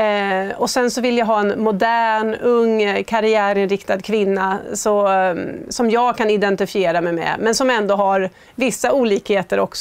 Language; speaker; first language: Swedish; native; Swedish